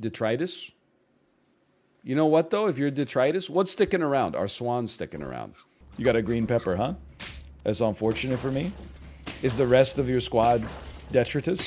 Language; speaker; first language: English; native; English